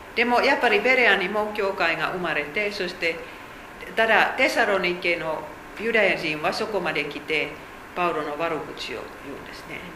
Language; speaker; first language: Japanese; non-native, fluent; Finnish